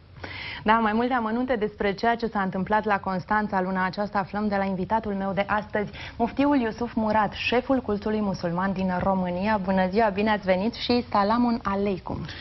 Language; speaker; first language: Romanian; native; Romanian